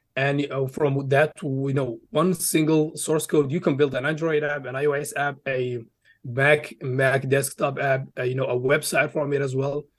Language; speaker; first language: English; early bilingual, other home language; Arabic